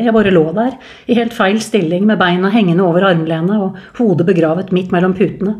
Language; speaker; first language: Norwegian; native; Norwegian